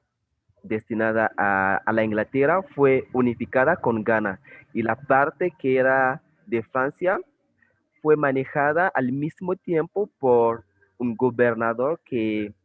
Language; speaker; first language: Spanish; non-native, fluent; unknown